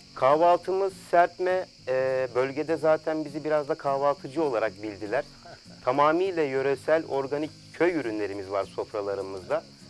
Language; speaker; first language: Turkish; native; Turkish